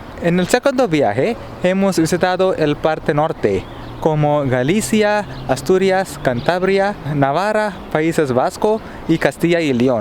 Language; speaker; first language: Spanish; non-native, learner; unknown